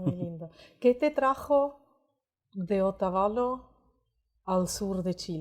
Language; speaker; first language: Spanish; native; Spanish